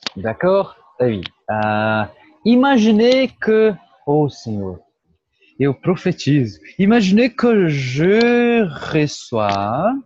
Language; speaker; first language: French; non-native, fluent; Portuguese